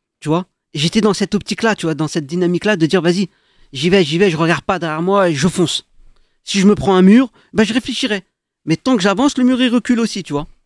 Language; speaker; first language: French; early bilingual, other home language; Arabic